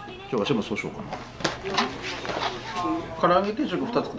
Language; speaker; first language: Japanese; native; Japanese